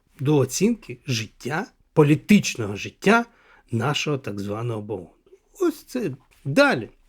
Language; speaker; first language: Ukrainian; non-native, local second language; Russian